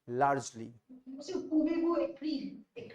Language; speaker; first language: French; non-native, learner; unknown